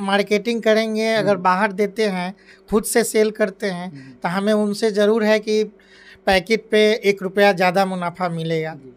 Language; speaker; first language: Hindi; native; Hindi